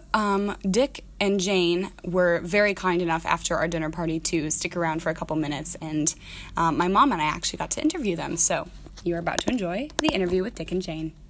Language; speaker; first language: English; native; English